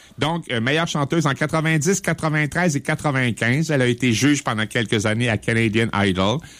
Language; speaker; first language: French; native; French